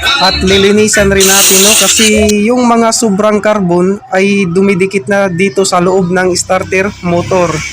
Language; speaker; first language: Filipino; non-native, local second language; Cebuano